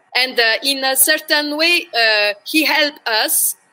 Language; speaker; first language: English; non-native, learner; French